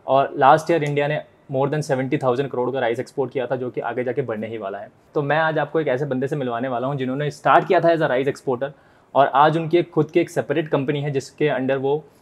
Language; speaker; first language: Hindi; native; Hindi